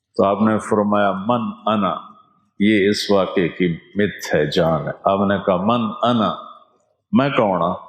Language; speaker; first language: Urdu; non-native, local second language; Punjabi